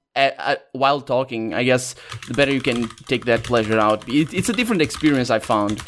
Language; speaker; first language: English; non-native, fluent; Portuguese